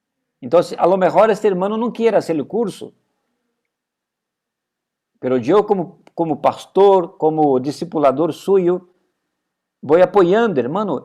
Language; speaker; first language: Portuguese; non-native, learner; Spanish